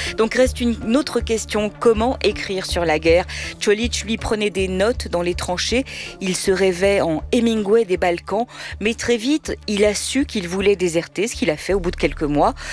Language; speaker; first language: French; native; French